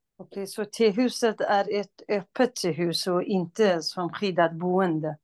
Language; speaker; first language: Swedish; non-native, fluent; Kurdish